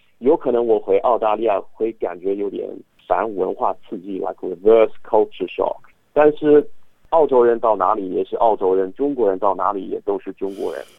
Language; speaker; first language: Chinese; non-native, fluent; English